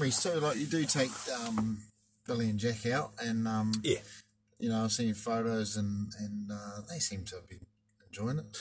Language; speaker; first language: English; native; English